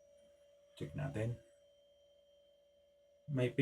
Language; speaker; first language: Filipino; native; Filipino